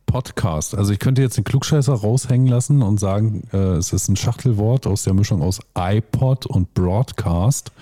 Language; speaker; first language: German; native; German